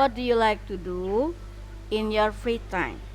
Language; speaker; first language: English; non-native, fluent; Indonesian